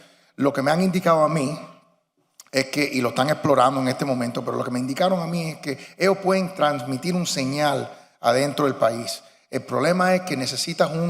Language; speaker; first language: Spanish; early bilingual, heritage; Spanish